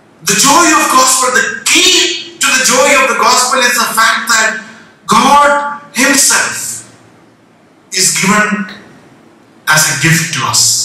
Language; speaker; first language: English; non-native, local second language; Malayalam